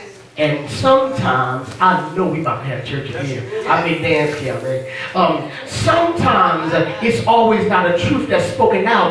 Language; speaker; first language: English; native; English